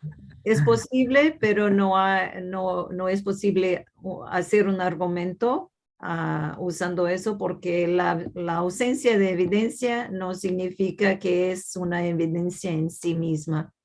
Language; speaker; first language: Spanish; non-native, fluent; Portuguese